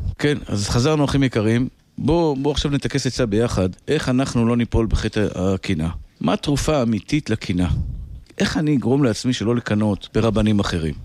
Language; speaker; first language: Hebrew; native; Hebrew